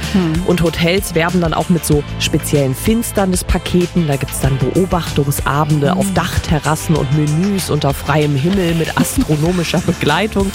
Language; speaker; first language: German; native; German